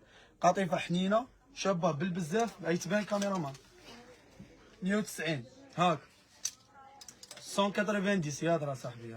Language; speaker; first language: Arabic; native; Arabic